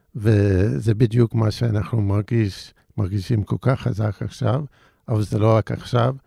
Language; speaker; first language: Hebrew; non-native, fluent; English